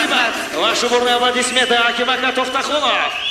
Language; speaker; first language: Russian; non-native, local second language; Uyghur